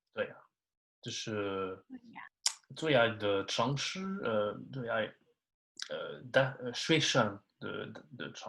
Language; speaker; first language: Chinese; non-native, learner; French